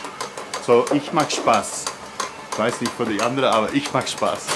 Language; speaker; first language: German; non-native, fluent; Dutch